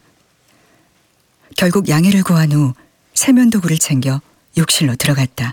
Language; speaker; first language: Korean; native; Korean